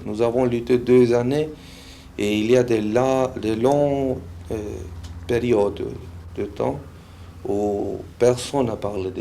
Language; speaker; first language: French; non-native, fluent; Spanish